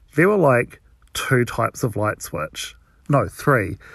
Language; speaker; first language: English; native; English